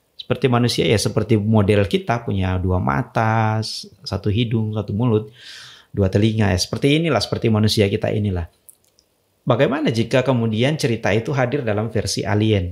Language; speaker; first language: Indonesian; native; Indonesian